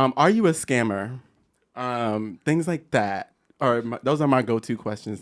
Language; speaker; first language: English; native; English